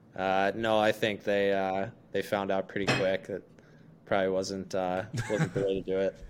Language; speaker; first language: English; native; English